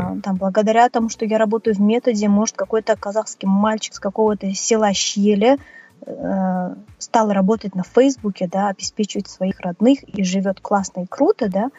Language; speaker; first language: Russian; native; Russian